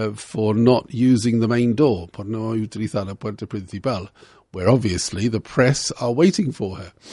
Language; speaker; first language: English; native; English